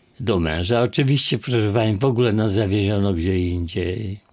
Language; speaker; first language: Polish; native; Polish